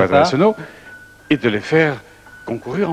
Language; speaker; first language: French; native; French